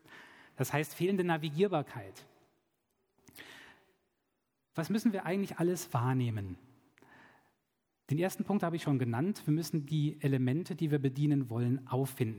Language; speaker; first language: German; native; German